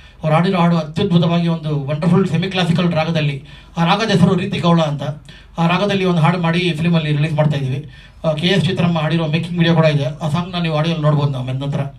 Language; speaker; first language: Kannada; native; Kannada